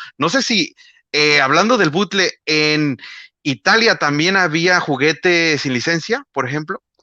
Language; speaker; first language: Spanish; native; Spanish